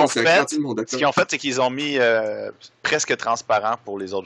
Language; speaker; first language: French; native; French